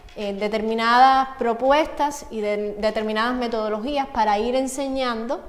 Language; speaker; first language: Spanish; native; Spanish